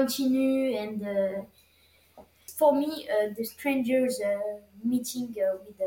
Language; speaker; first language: English; non-native, learner; French